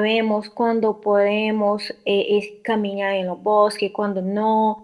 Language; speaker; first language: Spanish; non-native, learner; Portuguese